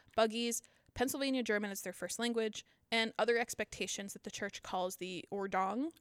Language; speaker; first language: English; native; English